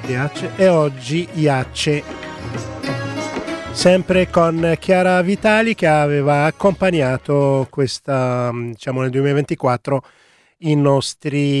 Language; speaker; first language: Italian; native; Italian